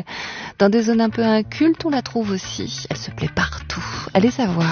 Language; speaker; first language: French; native; French